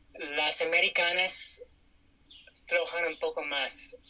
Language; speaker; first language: Spanish; non-native, fluent; English